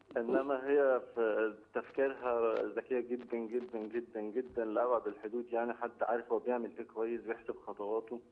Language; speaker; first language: Arabic; native; Arabic